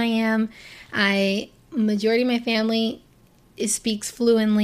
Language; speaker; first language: English; native; English